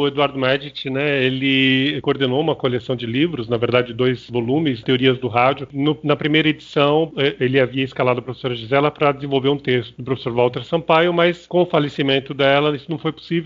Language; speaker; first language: Portuguese; native; Portuguese